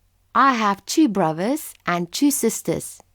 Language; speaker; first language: English; non-native, fluent; Lithuanian